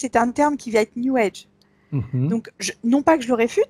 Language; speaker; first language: French; native; French